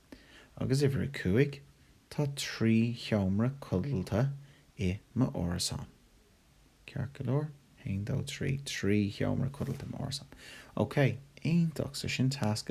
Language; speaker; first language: Irish; non-native, local second language; English